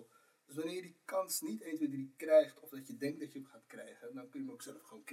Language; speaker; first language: Dutch; native; Dutch